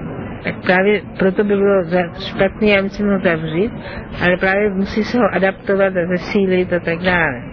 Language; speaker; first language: Czech; non-native, fluent; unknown